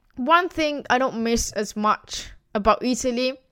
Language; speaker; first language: English; non-native, fluent; Italian